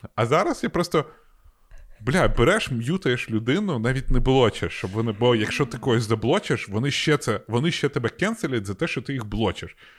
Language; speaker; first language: Ukrainian; non-native, local second language; Russian